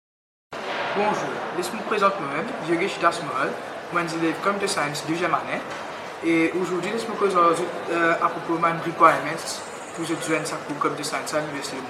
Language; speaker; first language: French; non-native, local second language; Morisyen